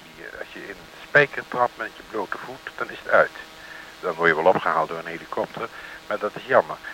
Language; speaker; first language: Dutch; native; Dutch